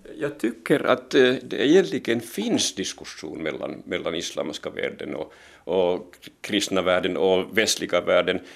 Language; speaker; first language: Swedish; non-native, local second language; Finnish